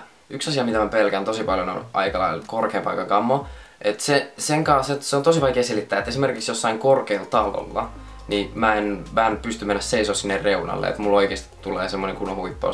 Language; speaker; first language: Finnish; native; Finnish